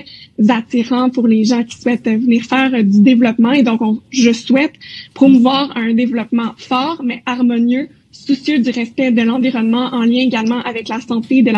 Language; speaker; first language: French; native; French